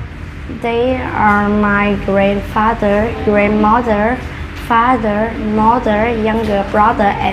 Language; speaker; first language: English; non-native, learner; Vietnamese